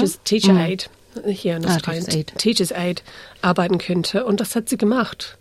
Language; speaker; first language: German; non-native, fluent; English